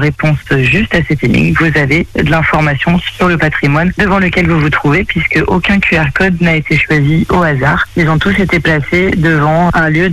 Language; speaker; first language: French; native; French